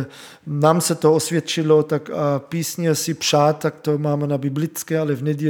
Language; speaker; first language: Czech; non-native, fluent; German